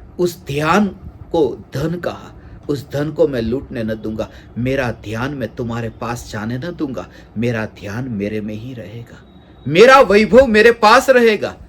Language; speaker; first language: Hindi; non-native, local second language; Gujarati